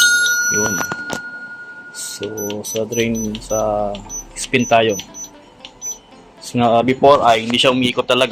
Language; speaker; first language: Filipino; native; Filipino